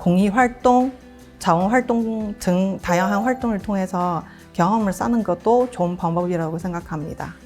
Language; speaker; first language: Korean; non-native, fluent; Chinese